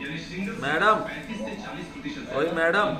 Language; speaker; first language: Hindi; non-native, local second language; Malayalam